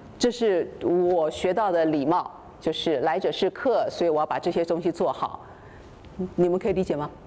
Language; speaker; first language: Chinese; native; Chinese